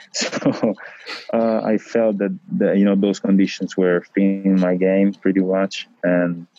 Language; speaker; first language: English; non-native, fluent; Italian